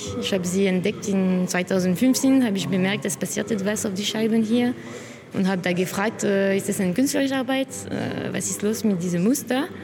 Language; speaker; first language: German; non-native, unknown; French